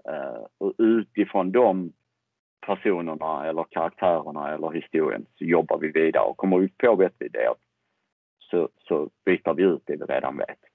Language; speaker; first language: Swedish; native; Swedish